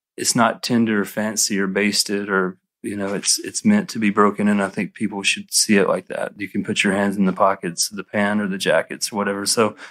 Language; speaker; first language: English; native; English